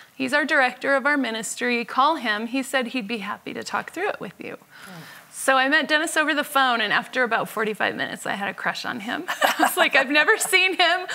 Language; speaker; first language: English; native; English